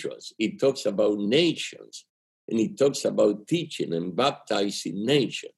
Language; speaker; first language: English; non-native, fluent; Spanish